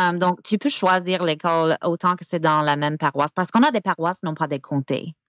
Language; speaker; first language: French; non-native, fluent; English